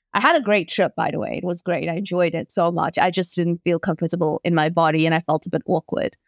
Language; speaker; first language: English; native; English